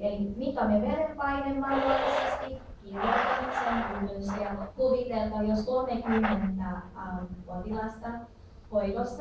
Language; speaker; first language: Finnish; non-native, learner; Filipino